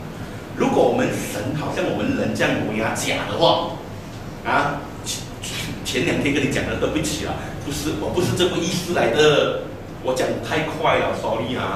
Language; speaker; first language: Chinese; native; Chinese